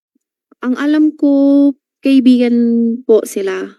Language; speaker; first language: Filipino; non-native, learner; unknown